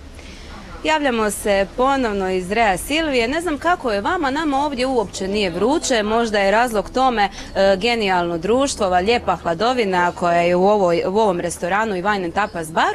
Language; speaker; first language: Croatian; native; Croatian